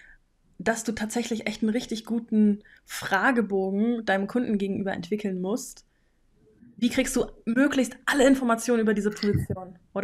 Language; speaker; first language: German; native; German